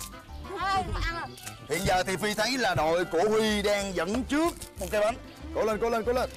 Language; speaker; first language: Vietnamese; native; Vietnamese